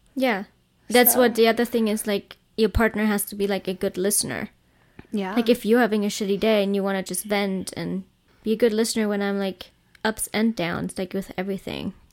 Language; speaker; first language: English; non-native, fluent; German